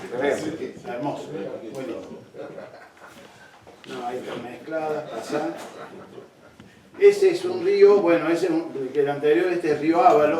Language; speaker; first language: Spanish; native; Spanish